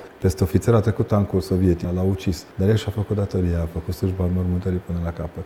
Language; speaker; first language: Romanian; native; Romanian